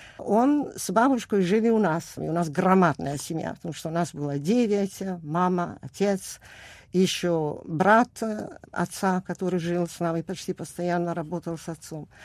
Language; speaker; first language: Russian; non-native, fluent; Italian